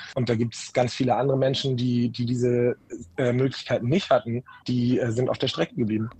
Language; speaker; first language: German; native; German